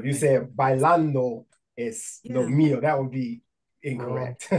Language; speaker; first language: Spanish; non-native, fluent; English